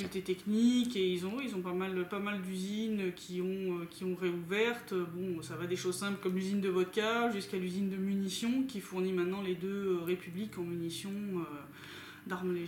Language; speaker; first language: French; native; French